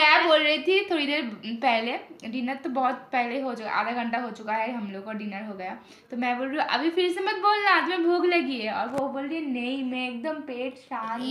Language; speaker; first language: Hindi; non-native, local second language; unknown